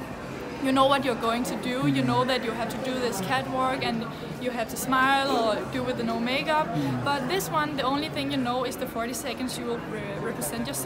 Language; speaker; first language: English; non-native, fluent; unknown